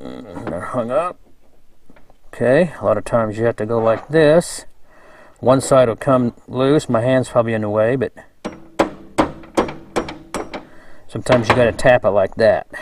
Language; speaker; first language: English; native; English